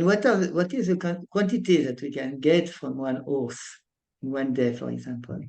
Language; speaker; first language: English; non-native, fluent; French